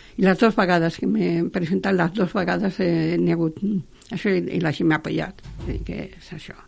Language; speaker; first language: Catalan; non-native, local second language; Spanish